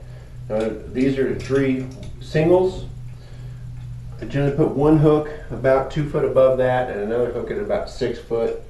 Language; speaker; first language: English; native; English